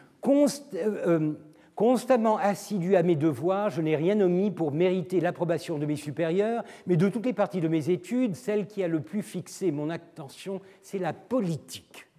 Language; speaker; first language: French; non-native, fluent; Turkish